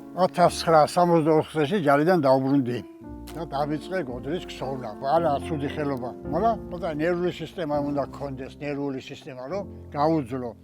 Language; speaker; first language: Georgian; native; Georgian